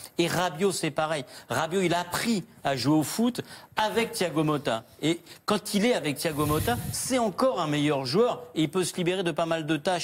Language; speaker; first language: French; native; French